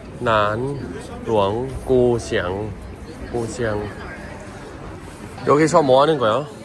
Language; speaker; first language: Korean; non-native, learner; Thai